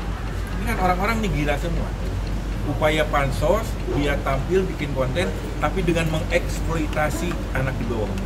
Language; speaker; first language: Indonesian; native; Indonesian